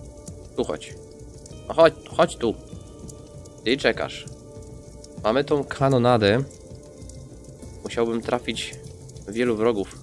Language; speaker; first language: Polish; native; Polish